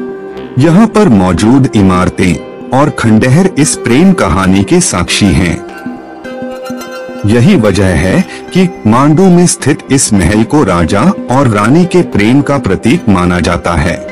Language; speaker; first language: Hindi; native; Hindi